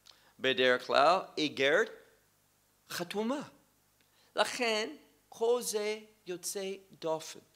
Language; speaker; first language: Hebrew; non-native, fluent; English